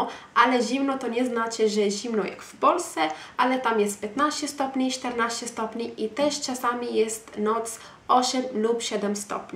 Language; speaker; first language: Polish; non-native, fluent; Arabic